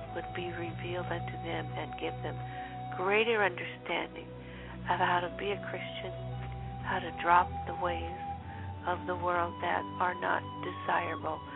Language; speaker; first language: English; native; English